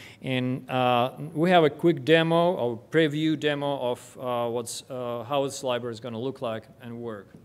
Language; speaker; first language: English; non-native, fluent; Russian